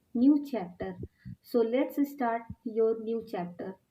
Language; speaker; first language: English; non-native, local second language; Hindi